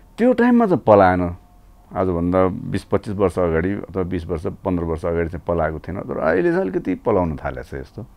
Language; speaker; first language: Nepali; native; Nepali